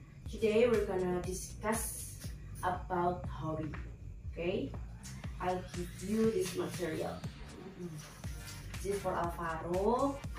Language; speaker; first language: English; non-native, fluent; Indonesian